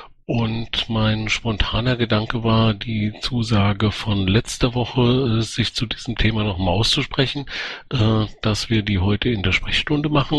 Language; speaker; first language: German; native; German